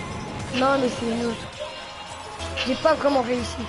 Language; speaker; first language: French; native; French